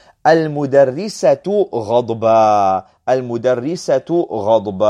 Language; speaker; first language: Arabic; non-native, fluent; English